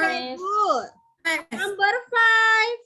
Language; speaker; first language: English; non-native, fluent; Indonesian